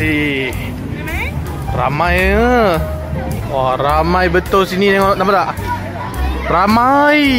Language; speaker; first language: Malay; non-native, local second language; Chinese